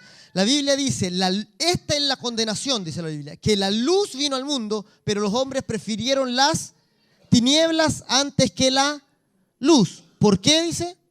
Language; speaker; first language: Spanish; native; Spanish